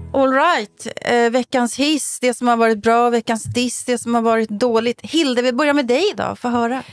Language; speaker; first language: Swedish; native; Swedish